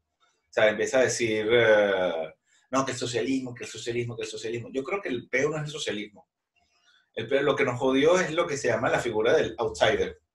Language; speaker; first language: Spanish; native; Spanish